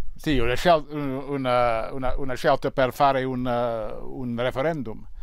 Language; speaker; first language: Italian; non-native, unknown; English